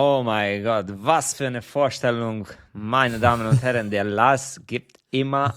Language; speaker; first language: German; non-native, fluent; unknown